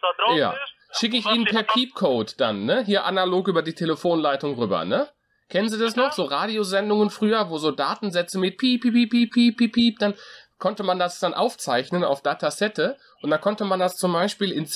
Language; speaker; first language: German; native; German